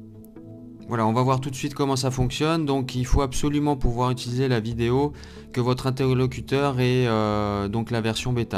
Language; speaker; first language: French; native; French